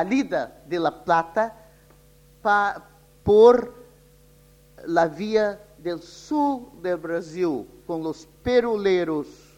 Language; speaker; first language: Spanish; non-native, fluent; Portuguese